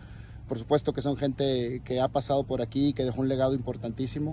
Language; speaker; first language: Spanish; native; Spanish